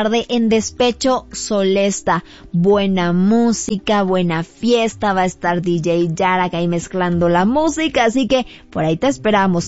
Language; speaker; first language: Spanish; native; Spanish